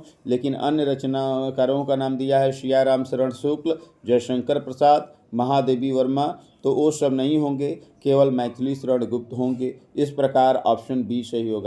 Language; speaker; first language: Hindi; native; Hindi